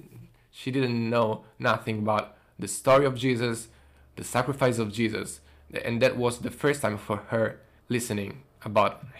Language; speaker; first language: English; non-native, fluent; Italian